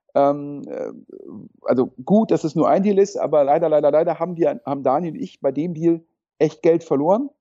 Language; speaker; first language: German; native; German